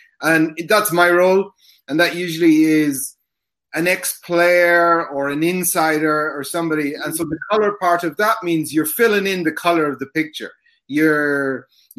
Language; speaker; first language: English; native; English